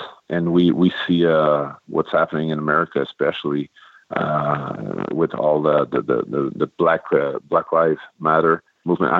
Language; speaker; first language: English; non-native, fluent; French